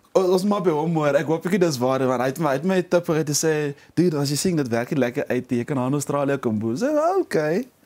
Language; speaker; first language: Afrikaans; early bilingual, heritage; Afrikaans